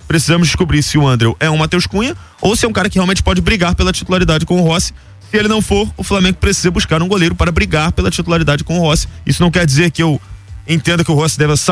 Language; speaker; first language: Portuguese; native; Portuguese